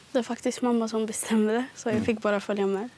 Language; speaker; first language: Swedish; early bilingual, other home language; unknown